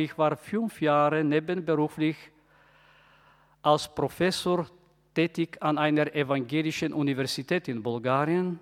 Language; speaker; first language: German; non-native, fluent; Bulgarian